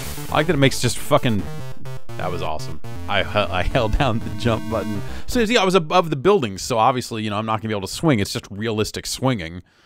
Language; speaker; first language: English; native; English